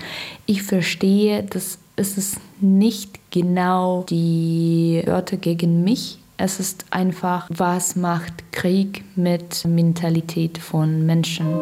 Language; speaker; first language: German; non-native, learner; Russian